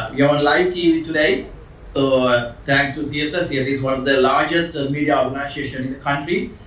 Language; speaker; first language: English; non-native, local second language; Sinhala